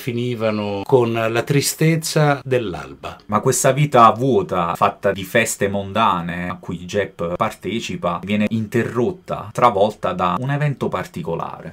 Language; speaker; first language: Italian; native; Italian